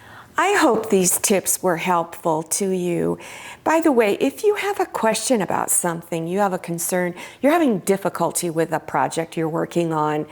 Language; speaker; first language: English; native; English